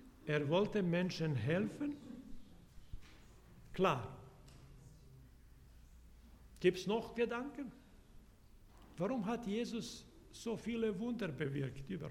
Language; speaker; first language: German; non-native, fluent; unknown